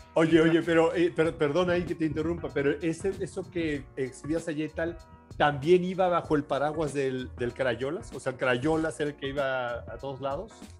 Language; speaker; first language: Spanish; native; Spanish